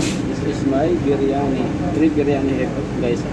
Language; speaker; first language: English; non-native, local second language; Filipino